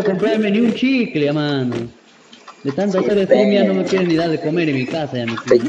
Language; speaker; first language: Spanish; native; Spanish